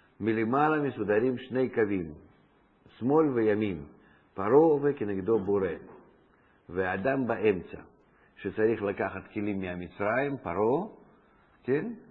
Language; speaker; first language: Hebrew; non-native, fluent; Russian